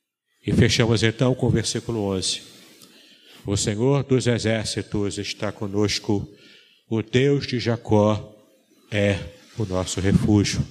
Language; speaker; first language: Portuguese; native; Portuguese